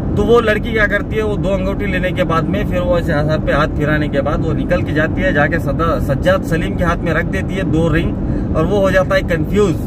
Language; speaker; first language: Hindi; native; Hindi